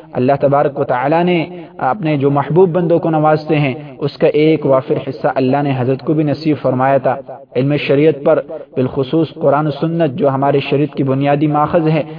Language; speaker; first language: Urdu; non-native, local second language; Pashto